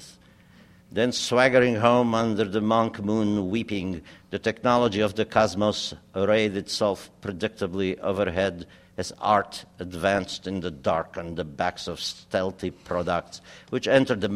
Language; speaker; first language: English; non-native, fluent; German